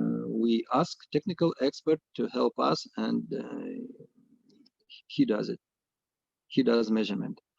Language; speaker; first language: English; non-native, fluent; Russian